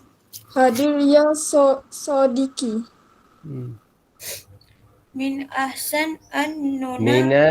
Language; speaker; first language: Arabic; non-native, learner; Malay